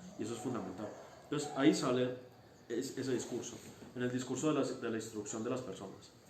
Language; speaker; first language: Spanish; early bilingual, heritage; Spanish